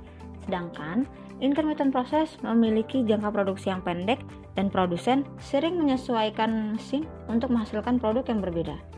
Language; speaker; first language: Indonesian; native; Indonesian